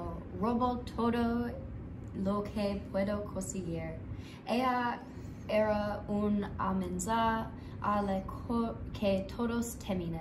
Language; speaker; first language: Spanish; non-native, learner; English